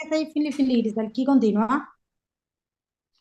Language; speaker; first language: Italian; non-native, fluent; Spanish